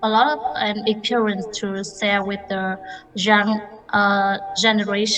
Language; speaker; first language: English; non-native, learner; Vietnamese